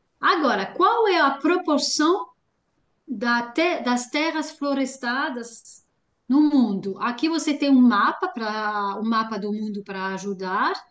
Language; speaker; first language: Portuguese; non-native, fluent; French